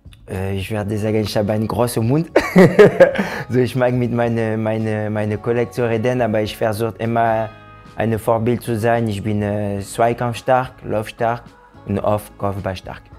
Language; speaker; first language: German; non-native, fluent; French